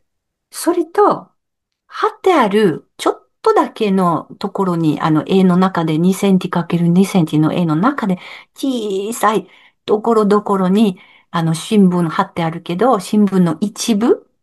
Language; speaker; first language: Japanese; non-native, learner; French